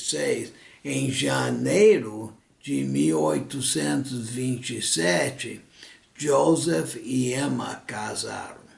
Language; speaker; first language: Portuguese; non-native, fluent; English